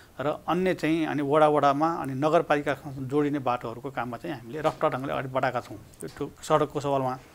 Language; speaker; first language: Nepali; native; Nepali